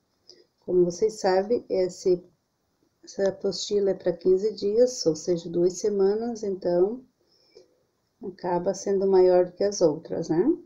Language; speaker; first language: Portuguese; native; Portuguese